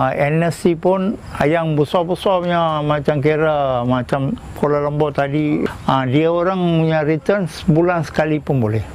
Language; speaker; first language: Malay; non-native, local second language; Tamil